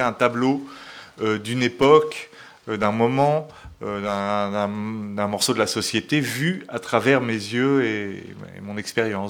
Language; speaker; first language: French; native; French